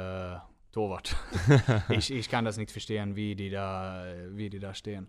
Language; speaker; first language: German; non-native, fluent; Swedish